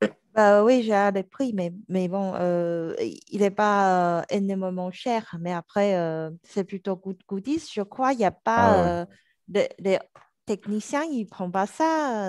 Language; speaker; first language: French; non-native, learner; Chinese